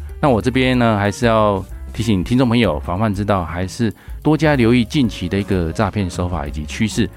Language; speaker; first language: Chinese; native; Chinese